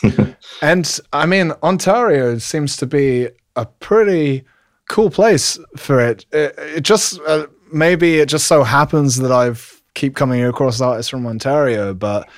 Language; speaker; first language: English; native; English